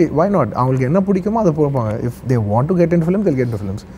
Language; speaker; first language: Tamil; non-native, local second language; Telugu